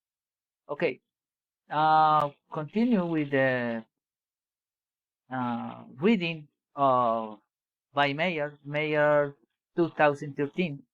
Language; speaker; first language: English; non-native, learner; Spanish